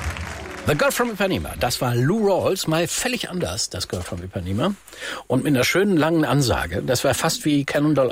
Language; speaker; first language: German; native; German